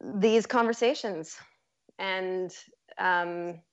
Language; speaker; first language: English; native; English